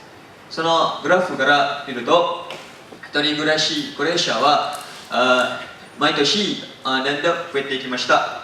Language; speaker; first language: Japanese; non-native, learner; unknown